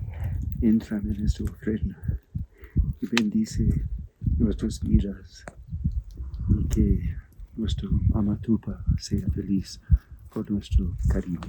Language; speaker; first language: Spanish; non-native, learner; Portuguese